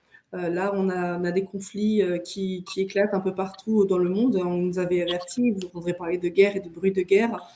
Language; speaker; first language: French; native; French